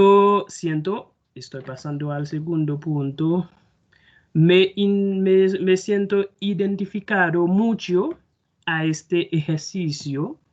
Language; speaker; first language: Spanish; non-native, fluent; Haitian Creole